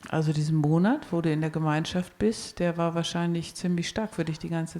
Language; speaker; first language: German; native; German